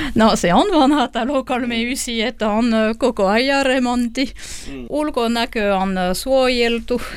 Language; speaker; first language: Finnish; non-native, learner; French